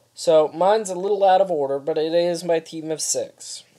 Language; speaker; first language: English; native; English